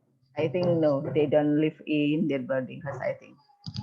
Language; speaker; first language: English; non-native, fluent; Indonesian